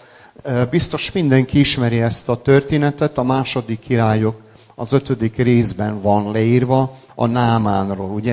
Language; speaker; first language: Hungarian; non-native, local second language; Serbian